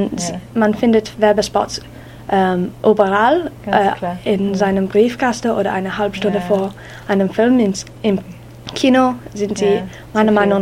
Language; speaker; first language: German; non-native, learner; English